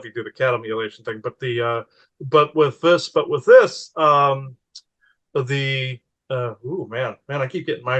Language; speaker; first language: English; native; English